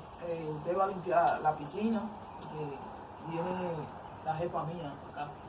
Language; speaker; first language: Spanish; native; Spanish